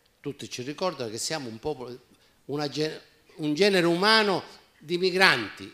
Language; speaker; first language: Italian; native; Italian